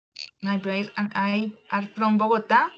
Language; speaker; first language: English; non-native, learner; Spanish